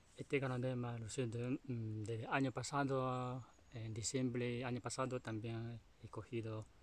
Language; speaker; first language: Spanish; non-native, learner; Chinese